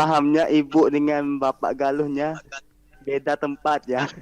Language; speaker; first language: Indonesian; non-native, learner; Malay